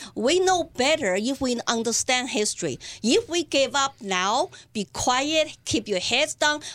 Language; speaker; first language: English; non-native, fluent; Chinese